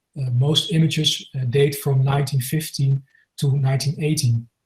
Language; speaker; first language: English; non-native, fluent; Dutch